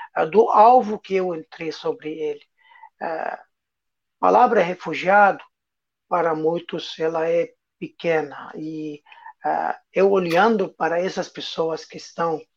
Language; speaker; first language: Portuguese; non-native, fluent; Arabic